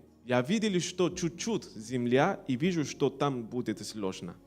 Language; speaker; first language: Russian; non-native, learner; Spanish